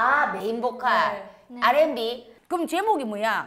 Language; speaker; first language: Korean; native; Korean